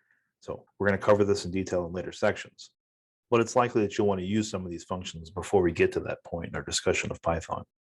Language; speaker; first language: English; native; English